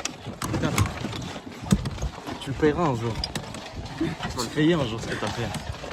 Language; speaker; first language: French; native; French